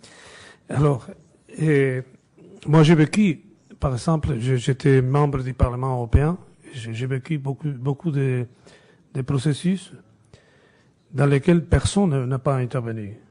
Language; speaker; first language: French; non-native, fluent; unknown